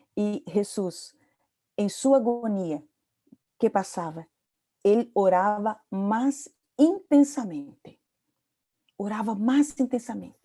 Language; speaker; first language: Portuguese; non-native, learner; Spanish